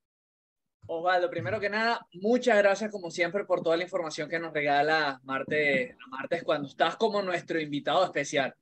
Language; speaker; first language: Spanish; native; Spanish